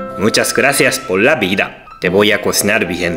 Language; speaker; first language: Spanish; non-native, learner; Japanese